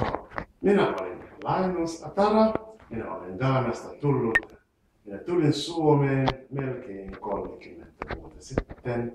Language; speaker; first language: Finnish; non-native, fluent; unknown